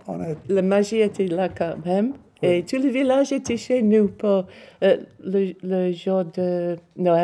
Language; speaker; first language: French; non-native, learner; English